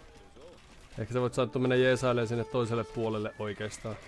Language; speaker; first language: Finnish; native; Finnish